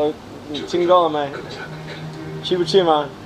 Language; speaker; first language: Chinese; non-native, learner; English